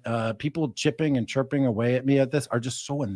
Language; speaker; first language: English; native; English